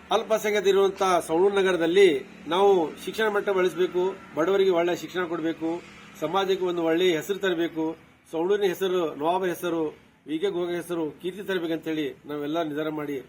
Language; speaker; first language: Kannada; non-native, local second language; Urdu